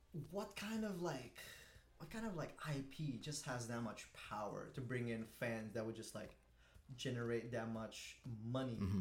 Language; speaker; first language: English; non-native, local second language; Filipino